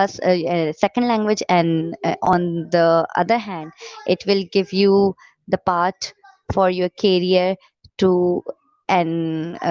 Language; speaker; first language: English; non-native, learner; Urdu